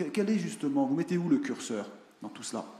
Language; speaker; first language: French; native; French